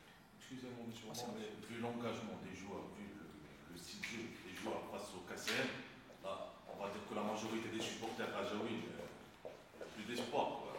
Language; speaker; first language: French; non-native, local second language; Arabic